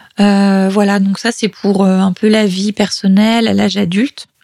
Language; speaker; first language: French; native; French